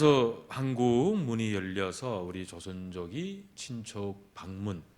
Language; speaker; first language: Korean; early bilingual, heritage; Korean